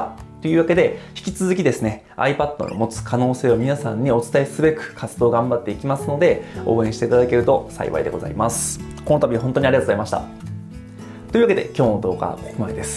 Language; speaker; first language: Japanese; native; Japanese